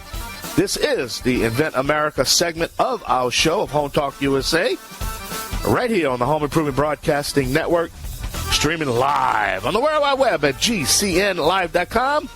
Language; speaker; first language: English; native; English